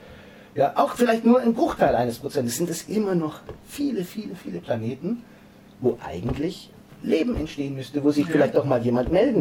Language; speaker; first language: German; native; German